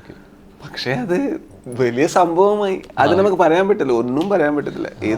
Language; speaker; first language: Malayalam; non-native, local second language; Kannada